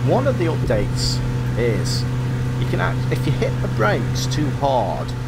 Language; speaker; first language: English; native; English